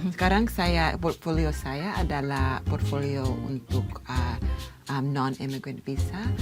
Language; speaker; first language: Indonesian; non-native, learner; English